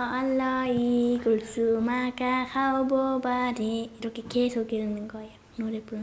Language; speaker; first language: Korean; early bilingual, other home language; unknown